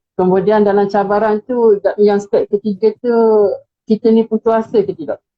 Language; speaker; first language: Malay; native; Malay